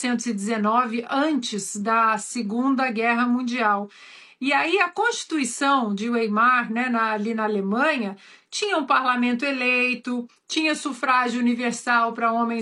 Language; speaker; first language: Portuguese; native; Portuguese